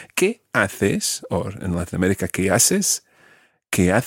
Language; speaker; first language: Spanish; non-native, fluent; English